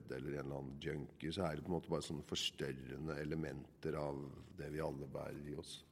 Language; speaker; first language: Norwegian; native; Norwegian